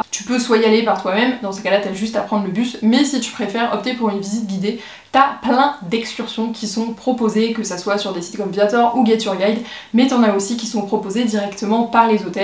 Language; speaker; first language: French; native; French